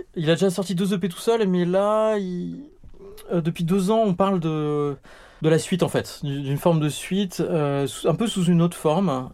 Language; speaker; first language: French; native; French